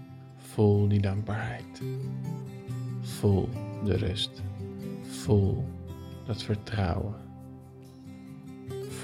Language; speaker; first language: Dutch; native; Dutch